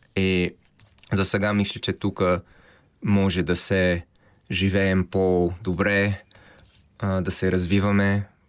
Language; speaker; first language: Bulgarian; non-native, fluent; English